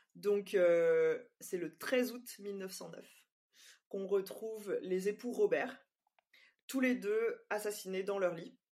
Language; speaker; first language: French; native; French